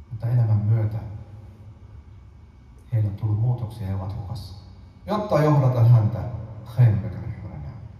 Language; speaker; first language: Finnish; early bilingual, other home language; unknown